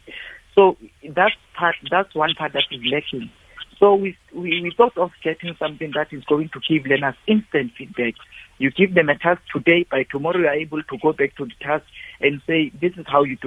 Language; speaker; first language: English; non-native, local second language; Xhosa